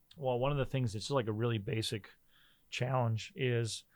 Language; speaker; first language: English; native; English